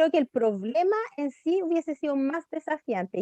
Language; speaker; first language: Spanish; native; Spanish